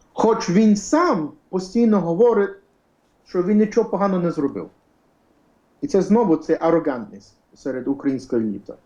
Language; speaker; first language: Ukrainian; early bilingual, heritage; Ukrainian